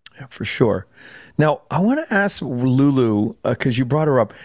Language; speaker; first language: English; native; English